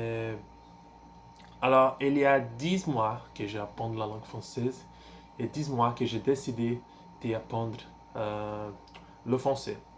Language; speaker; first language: French; non-native, learner; Portuguese